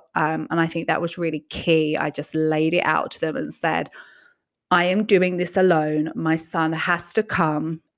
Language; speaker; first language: English; native; English